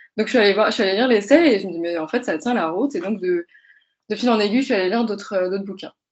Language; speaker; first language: French; native; French